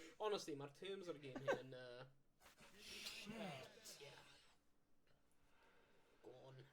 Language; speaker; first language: Welsh; native; Welsh